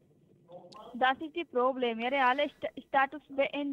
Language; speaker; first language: German; non-native, learner; Hindi